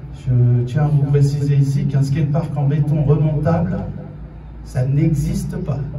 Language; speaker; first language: French; native; French